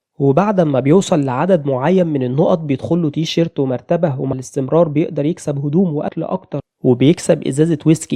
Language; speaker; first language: Arabic; native; Arabic